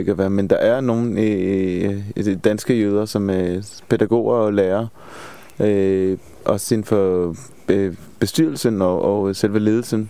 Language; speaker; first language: Danish; non-native, fluent; Hebrew